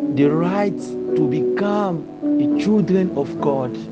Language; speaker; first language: English; non-native, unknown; Lingala